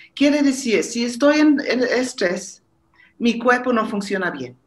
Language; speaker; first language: Spanish; non-native, fluent; German